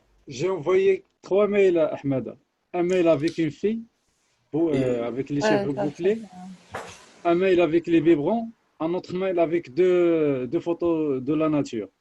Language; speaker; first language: French; non-native, local second language; Arabic